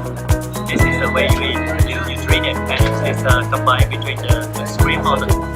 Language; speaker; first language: English; non-native, fluent; Vietnamese